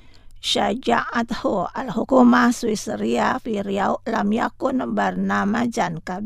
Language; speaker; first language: Arabic; non-native, fluent; Indonesian